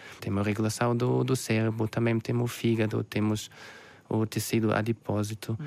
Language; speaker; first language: Portuguese; non-native, fluent; German